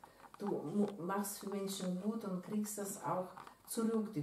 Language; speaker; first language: German; non-native, learner; Russian